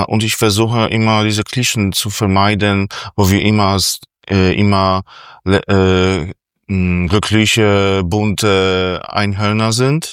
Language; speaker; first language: German; non-native, fluent; Polish